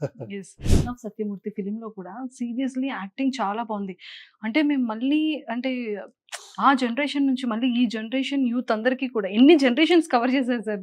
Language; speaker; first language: Telugu; native; Telugu